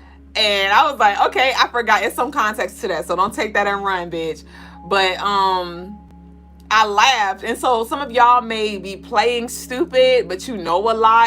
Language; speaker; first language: English; native; English